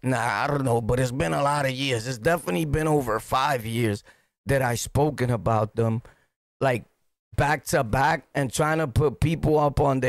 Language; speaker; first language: English; early bilingual, other home language; Spanish